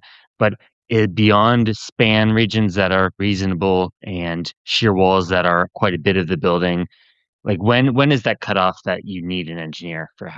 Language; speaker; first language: English; native; English